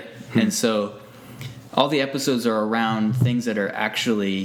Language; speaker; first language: English; native; English